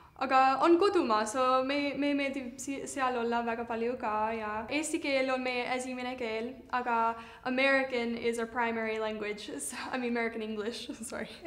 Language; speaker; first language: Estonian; early bilingual, heritage; Estonian